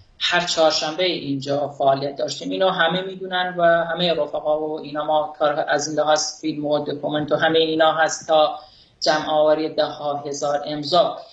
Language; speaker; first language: Persian; non-native, local second language; Kurdish